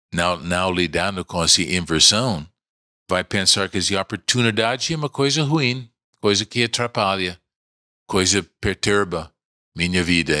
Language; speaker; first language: Portuguese; non-native, fluent; English